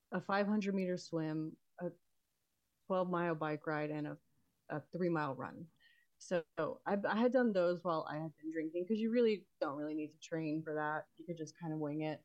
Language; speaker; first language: English; native; English